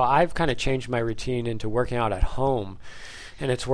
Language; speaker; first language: English; native; English